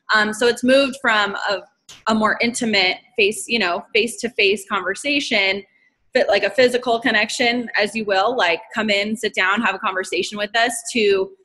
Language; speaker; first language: English; native; English